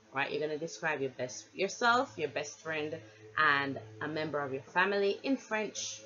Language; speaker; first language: English; native; English